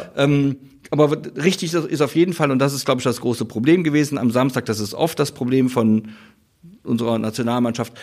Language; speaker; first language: German; native; German